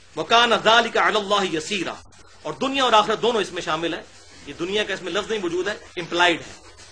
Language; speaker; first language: Urdu; non-native, local second language; Punjabi